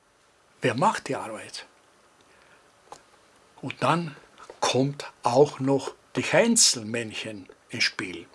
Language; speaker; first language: German; non-native, fluent; Greek